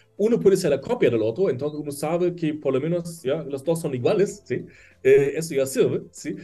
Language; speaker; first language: Spanish; non-native, fluent; German